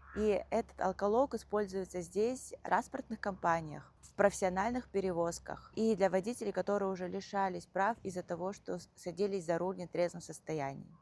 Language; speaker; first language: Russian; native; Russian